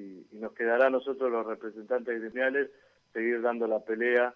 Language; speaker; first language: Spanish; native; Spanish